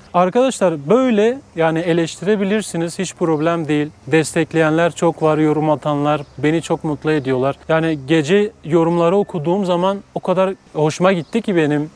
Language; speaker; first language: Turkish; native; Turkish